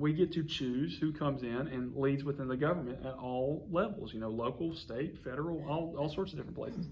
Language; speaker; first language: English; native; English